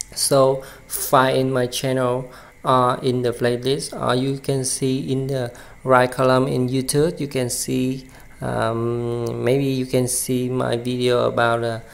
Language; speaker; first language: English; non-native, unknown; Vietnamese